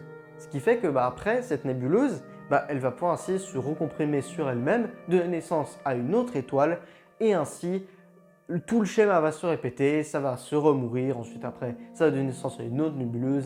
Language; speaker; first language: French; native; French